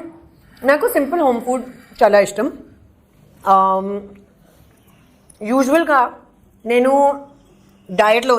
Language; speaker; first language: Telugu; non-native, learner; Hindi